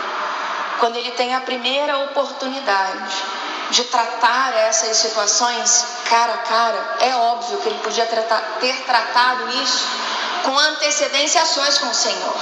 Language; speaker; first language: Portuguese; native; Portuguese